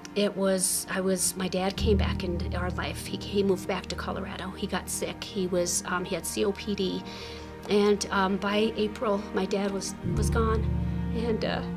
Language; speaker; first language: English; native; English